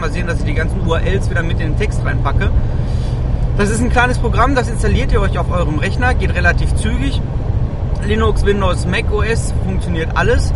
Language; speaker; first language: German; native; German